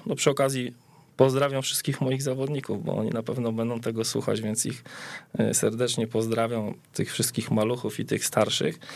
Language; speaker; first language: Polish; native; Polish